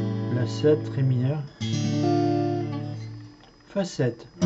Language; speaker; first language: French; native; French